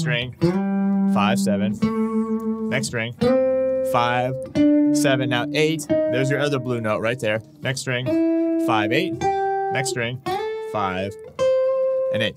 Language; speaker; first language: English; native; English